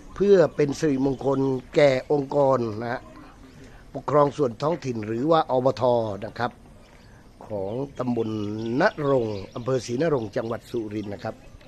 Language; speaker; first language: Thai; non-native, local second language; Northern Khmer